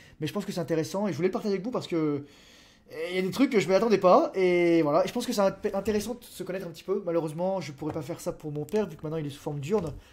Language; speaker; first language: French; native; French